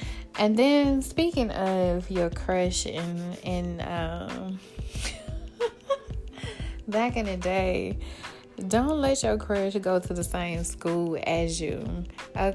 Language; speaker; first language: English; native; English